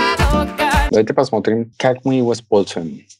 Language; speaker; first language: Russian; non-native, fluent; Spanish